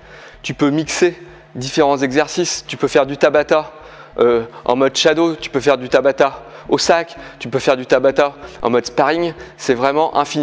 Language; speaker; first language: French; native; French